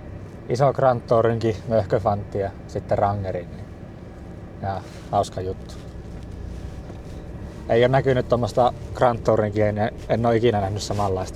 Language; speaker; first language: Finnish; native; Finnish